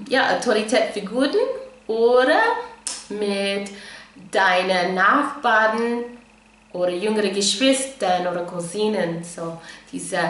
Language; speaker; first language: German; non-native, fluent; English